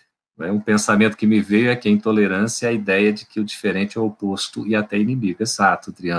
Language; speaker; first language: Portuguese; native; Portuguese